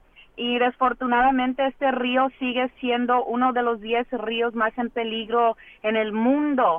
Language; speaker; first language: Spanish; early bilingual, heritage; Spanish